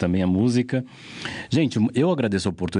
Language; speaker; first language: Portuguese; native; Portuguese